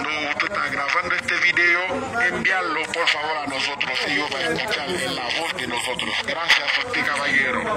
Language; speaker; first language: Spanish; non-native, learner; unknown